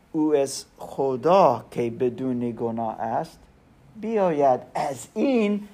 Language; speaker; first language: Persian; non-native, learner; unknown